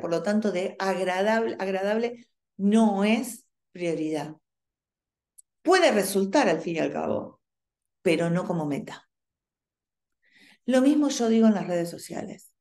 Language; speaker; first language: Spanish; native; Spanish